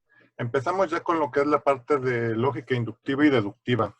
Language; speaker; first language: Spanish; native; Spanish